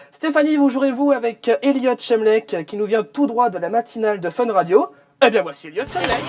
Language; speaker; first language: French; native; French